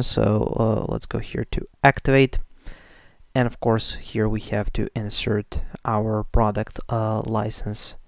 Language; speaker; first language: English; non-native, fluent; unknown